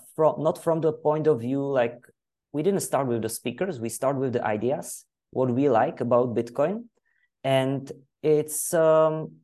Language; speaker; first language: English; non-native, fluent; Czech